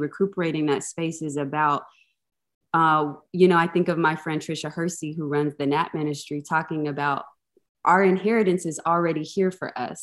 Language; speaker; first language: English; native; English